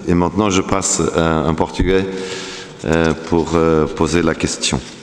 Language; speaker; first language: French; non-native, fluent; Portuguese